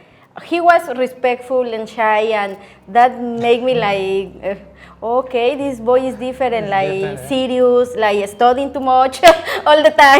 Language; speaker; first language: English; non-native, learner; Spanish